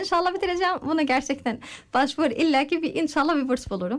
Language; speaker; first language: Turkish; non-native, fluent; Arabic